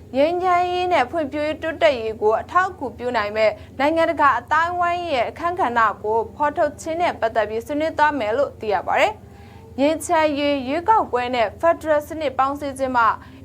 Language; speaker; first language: Burmese; native; Burmese